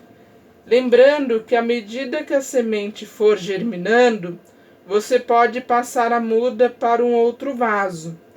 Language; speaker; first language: Portuguese; native; Portuguese